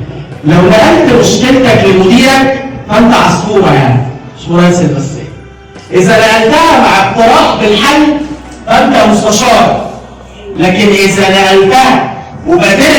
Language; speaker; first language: Arabic; native; Arabic